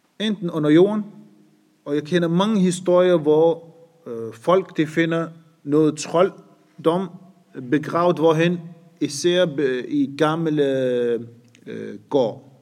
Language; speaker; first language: Danish; non-native, fluent; Arabic